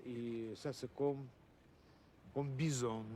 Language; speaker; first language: French; non-native, learner; Russian